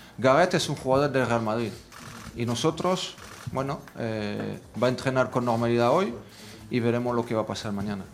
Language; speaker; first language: Spanish; non-native, fluent; French